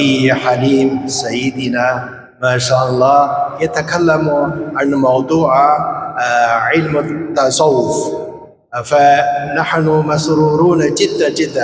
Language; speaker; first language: Arabic; non-native, fluent; Chinese